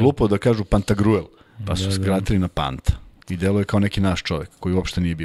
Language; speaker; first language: Serbian; native; Serbian